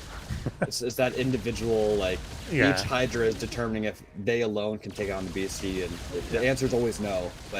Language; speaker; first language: English; native; English